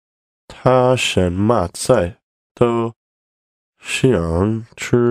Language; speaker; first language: Chinese; non-native, learner; English